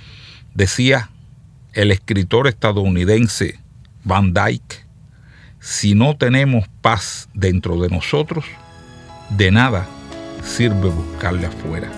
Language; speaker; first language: Spanish; native; Spanish